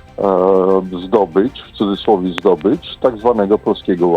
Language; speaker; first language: Polish; native; Polish